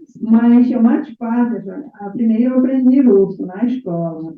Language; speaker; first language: Portuguese; non-native, learner; Polish